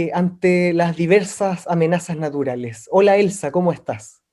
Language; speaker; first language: Spanish; native; Spanish